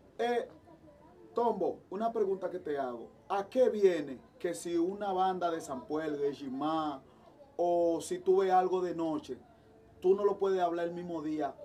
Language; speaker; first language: Spanish; native; Spanish